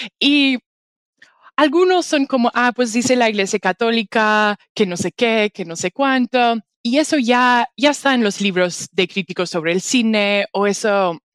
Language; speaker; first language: Spanish; non-native, fluent; English